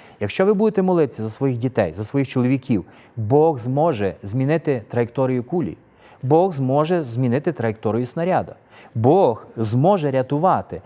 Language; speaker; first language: Ukrainian; native; Ukrainian